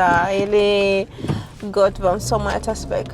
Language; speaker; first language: Macedonian; non-native, learner; English